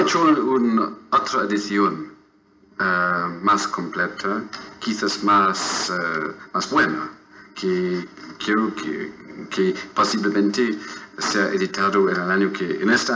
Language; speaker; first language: Spanish; non-native, fluent; English